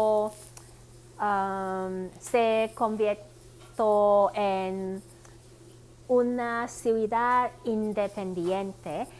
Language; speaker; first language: Spanish; non-native, learner; Cantonese